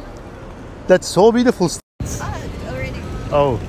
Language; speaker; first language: English; non-native, learner; Turkish